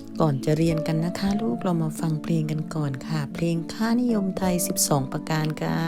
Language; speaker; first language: Thai; native; Thai